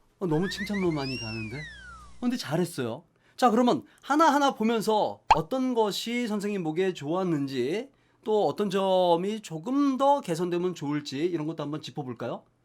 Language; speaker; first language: Korean; native; Korean